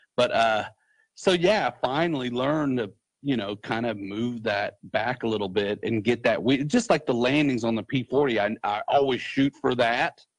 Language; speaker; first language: English; native; English